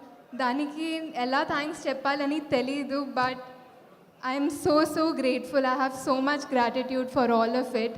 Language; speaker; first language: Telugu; non-native, fluent; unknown